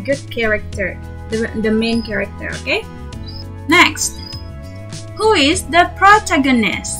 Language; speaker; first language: English; non-native, fluent; Indonesian